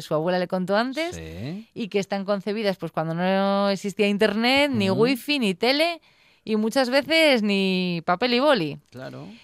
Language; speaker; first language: Spanish; native; Spanish